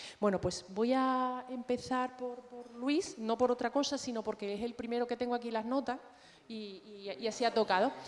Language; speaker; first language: Spanish; native; Spanish